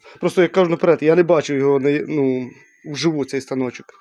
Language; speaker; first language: Ukrainian; native; Ukrainian